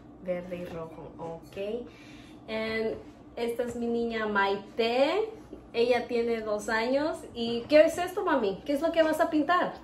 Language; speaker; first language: Spanish; early bilingual, heritage; Spanish